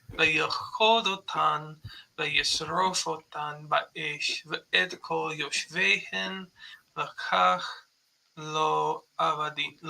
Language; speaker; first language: Hebrew; non-native, learner; English